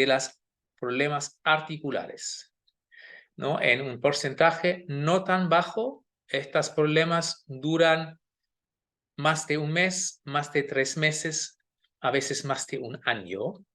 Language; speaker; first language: Spanish; non-native, fluent; German